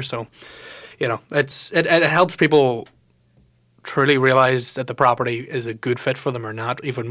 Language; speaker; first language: English; native; English